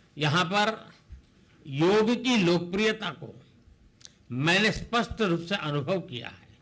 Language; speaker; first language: Hindi; non-native, local second language; Gujarati